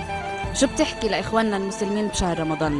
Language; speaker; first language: Arabic; native; Arabic